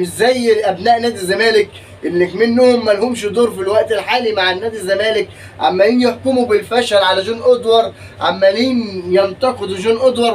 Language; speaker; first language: Arabic; native; Arabic